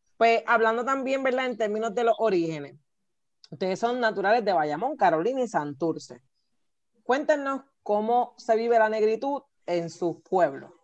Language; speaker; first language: Spanish; native; Spanish